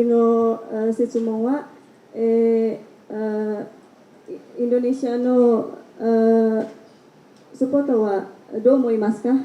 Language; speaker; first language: Japanese; non-native, learner; Indonesian